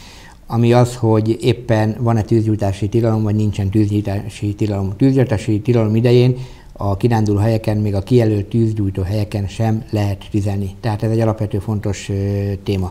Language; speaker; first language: Hungarian; native; Hungarian